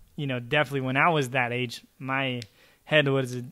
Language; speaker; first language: English; early bilingual, other home language; Chavacano